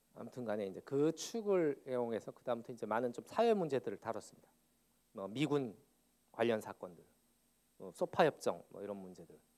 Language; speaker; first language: Korean; native; Korean